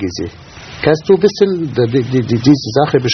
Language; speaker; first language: German; non-native, fluent; Arabic